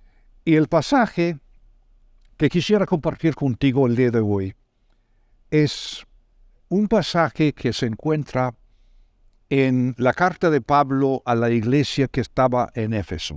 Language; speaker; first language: Spanish; non-native, fluent; English